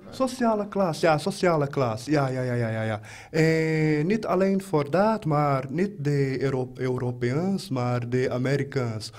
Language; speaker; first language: Dutch; non-native, learner; Portuguese